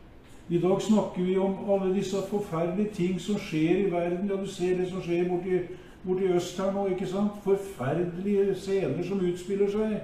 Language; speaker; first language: Norwegian; native; Norwegian